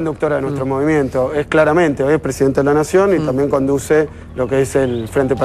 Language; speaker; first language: Spanish; native; Spanish